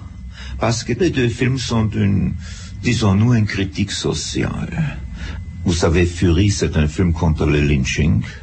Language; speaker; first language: French; non-native, fluent; German